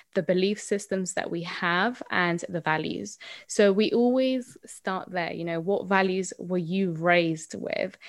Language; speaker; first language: English; non-native, fluent; Spanish